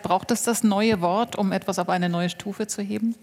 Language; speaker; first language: German; native; German